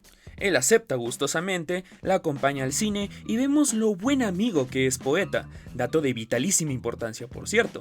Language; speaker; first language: Spanish; native; Spanish